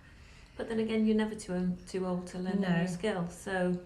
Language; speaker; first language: English; native; English